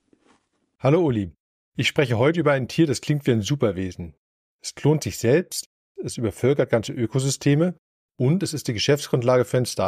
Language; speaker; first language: German; native; German